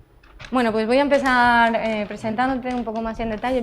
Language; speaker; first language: Spanish; native; Spanish